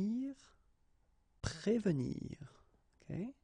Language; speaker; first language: French; native; French